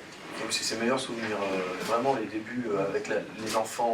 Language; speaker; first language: French; native; French